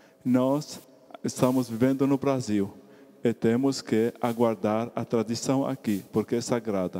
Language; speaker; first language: Portuguese; non-native, fluent; Arabic